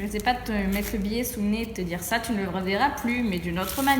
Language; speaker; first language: French; native; French